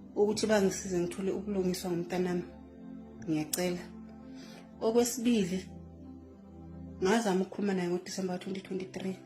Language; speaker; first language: Zulu; native; Zulu